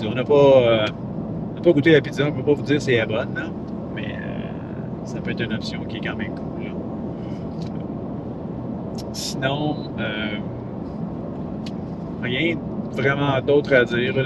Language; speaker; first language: French; native; French